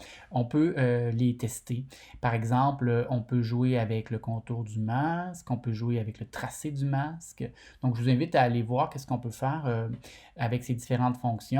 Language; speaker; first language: French; native; French